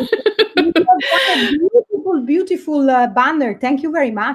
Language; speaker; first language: English; non-native, fluent; Italian